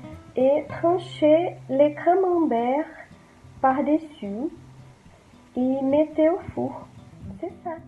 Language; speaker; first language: French; non-native, learner; Portuguese